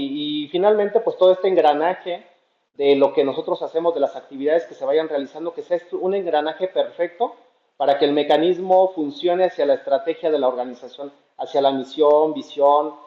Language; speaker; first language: Spanish; native; Spanish